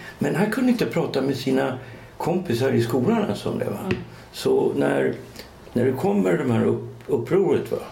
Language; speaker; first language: Swedish; native; Swedish